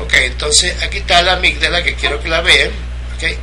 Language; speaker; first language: Spanish; native; Spanish